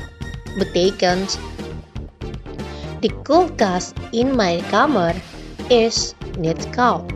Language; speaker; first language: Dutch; non-native, fluent; Indonesian